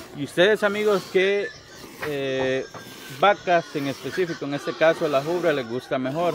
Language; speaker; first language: Spanish; native; Spanish